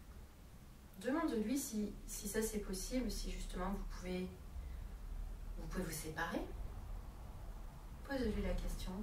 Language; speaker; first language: French; native; French